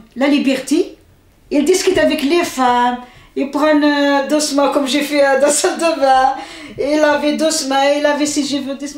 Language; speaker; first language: French; non-native, learner; Arabic